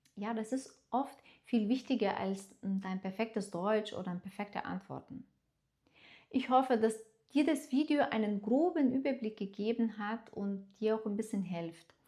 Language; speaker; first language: German; non-native, fluent; Lithuanian